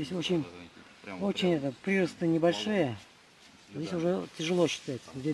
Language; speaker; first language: Russian; native; Russian